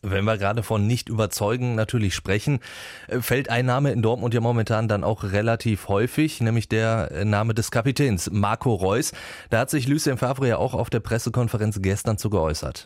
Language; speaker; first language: German; native; German